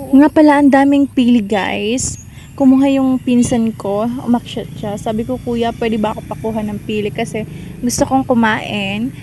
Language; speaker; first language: Filipino; non-native, local second language; Bikol